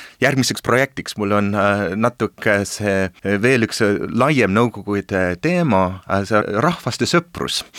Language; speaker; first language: Estonian; early bilingual, heritage; Estonian